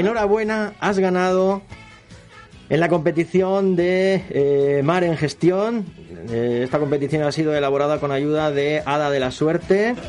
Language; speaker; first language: Spanish; native; Spanish